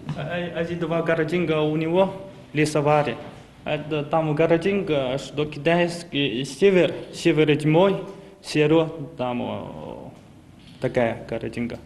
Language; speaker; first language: Russian; non-native, learner; Chinese